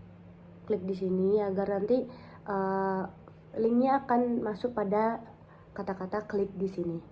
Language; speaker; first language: Indonesian; native; Indonesian